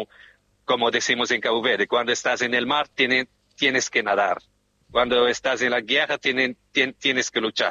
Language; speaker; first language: Spanish; non-native, fluent; Portuguese